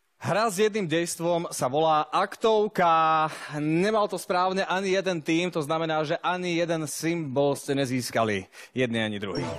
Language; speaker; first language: Slovak; native; Slovak